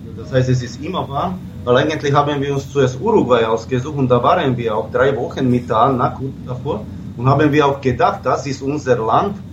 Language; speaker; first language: German; non-native, fluent; Slovak